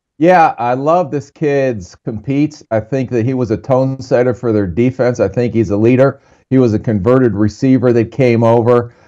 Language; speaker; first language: English; native; English